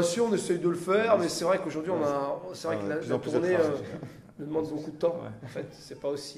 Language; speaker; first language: French; native; French